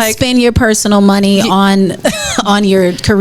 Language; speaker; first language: English; native; English